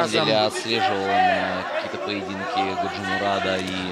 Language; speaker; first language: Russian; native; Russian